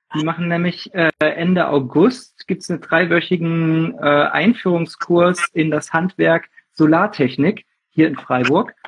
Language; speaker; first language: German; non-native, fluent; Czech